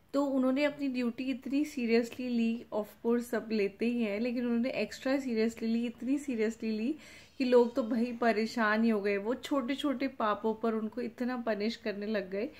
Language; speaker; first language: Hindi; native; Hindi